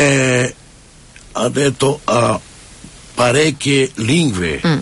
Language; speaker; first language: Italian; non-native, fluent; Romany